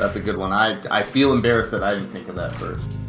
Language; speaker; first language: English; native; English